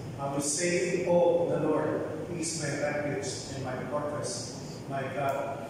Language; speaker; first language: English; non-native, local second language; Filipino